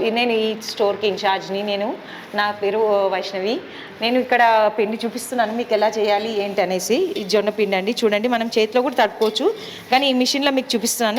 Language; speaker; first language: Telugu; native; Telugu